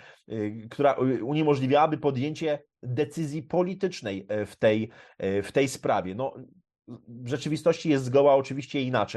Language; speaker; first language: Polish; native; Polish